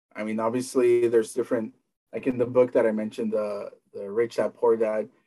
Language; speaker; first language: English; native; English